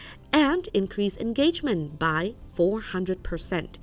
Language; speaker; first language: English; non-native, fluent; Vietnamese